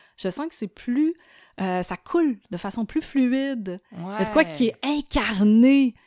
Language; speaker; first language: French; native; French